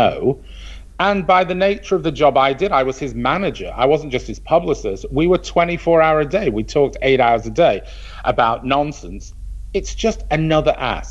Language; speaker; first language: English; native; English